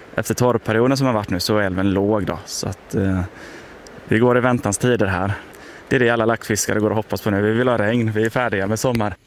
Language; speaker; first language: Swedish; native; Swedish